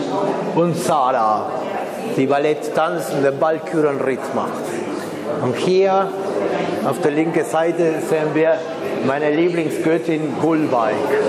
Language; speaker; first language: German; non-native, fluent; Spanish